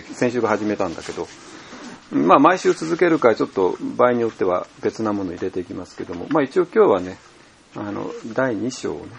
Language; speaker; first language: Japanese; native; Japanese